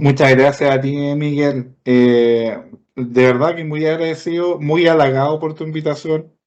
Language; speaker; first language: Spanish; native; Spanish